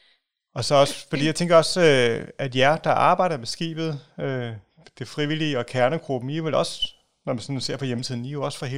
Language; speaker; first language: Danish; native; Danish